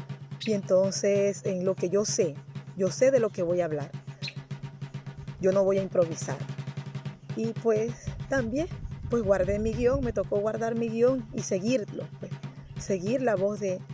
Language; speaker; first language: Spanish; non-native, local second language; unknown